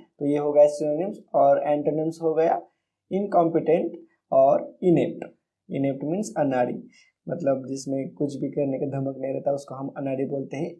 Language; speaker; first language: Hindi; non-native, local second language; Marathi